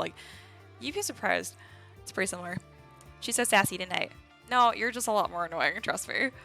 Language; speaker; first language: English; native; English